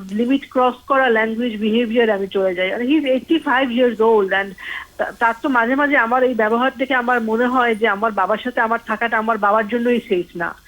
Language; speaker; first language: Bangla; native; Bangla